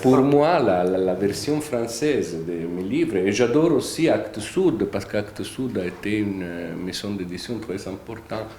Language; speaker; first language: French; non-native, fluent; Italian